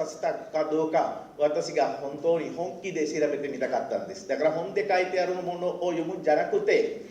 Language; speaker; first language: Japanese; non-native, fluent; Sinhala